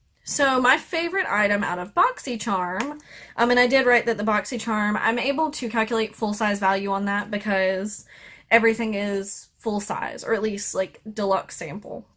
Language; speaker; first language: English; native; English